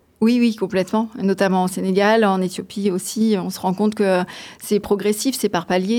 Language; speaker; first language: French; native; French